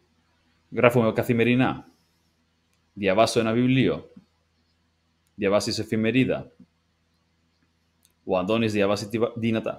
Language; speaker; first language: Greek; non-native, learner; English